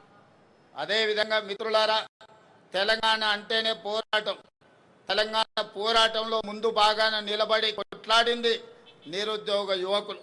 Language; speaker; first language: Telugu; native; Telugu